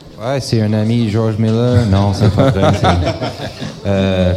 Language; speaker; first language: French; non-native, local second language; English